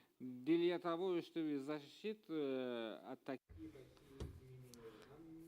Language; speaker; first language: Russian; non-native, learner; Persian